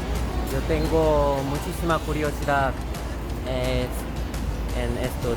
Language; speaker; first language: Spanish; non-native, learner; Korean